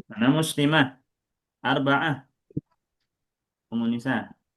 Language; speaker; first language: Arabic; non-native, fluent; Indonesian